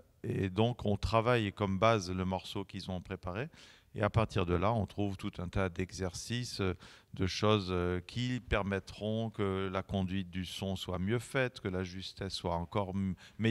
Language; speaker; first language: French; native; French